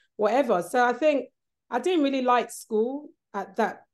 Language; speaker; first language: English; early bilingual, other home language; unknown